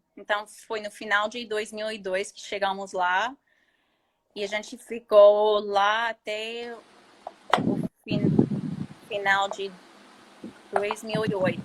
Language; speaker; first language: Portuguese; non-native, fluent; English